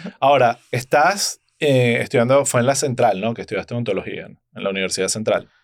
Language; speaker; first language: Spanish; native; Spanish